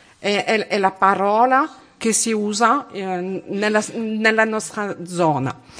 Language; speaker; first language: Italian; non-native, learner; French